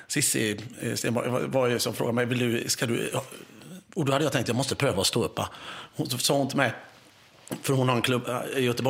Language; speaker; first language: Swedish; native; Swedish